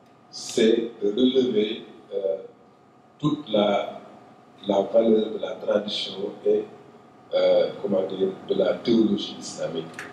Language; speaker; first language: French; non-native, local second language; Wolof